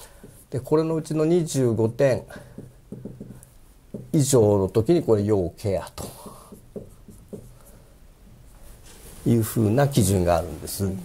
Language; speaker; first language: Japanese; native; Japanese